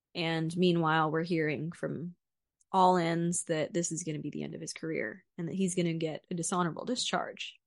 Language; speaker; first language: English; native; English